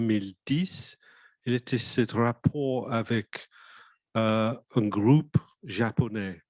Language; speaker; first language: French; non-native, fluent; English